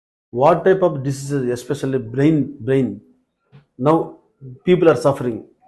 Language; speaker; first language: English; non-native, local second language; Telugu